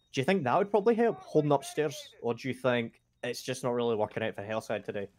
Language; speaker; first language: English; native; English